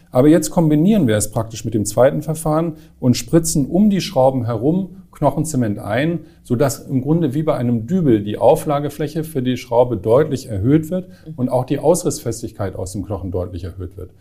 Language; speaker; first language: German; native; German